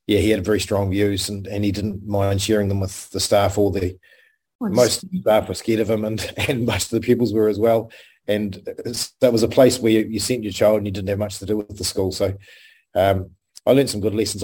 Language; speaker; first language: English; native; English